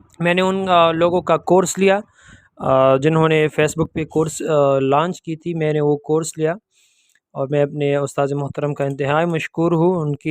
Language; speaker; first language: Urdu; non-native, local second language; Pashto